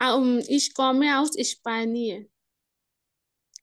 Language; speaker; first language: German; non-native, learner; Spanish